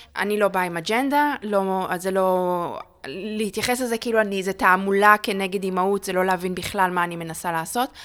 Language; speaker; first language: Hebrew; native; Hebrew